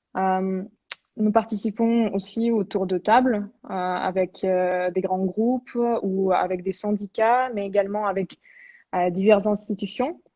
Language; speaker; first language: French; non-native, fluent; Russian